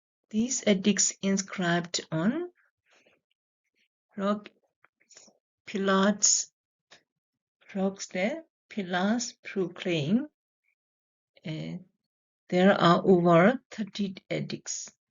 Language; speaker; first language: English; non-native, fluent; Burmese